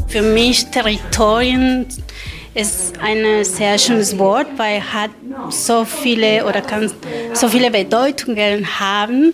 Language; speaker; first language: German; non-native, learner; Spanish